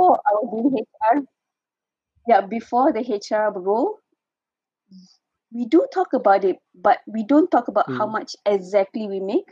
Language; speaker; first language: English; non-native, local second language; Malay